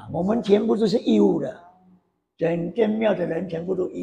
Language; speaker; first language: Chinese; native; Chinese